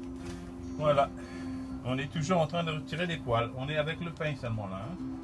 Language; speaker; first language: French; native; French